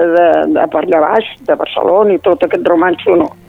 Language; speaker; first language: Catalan; native; Catalan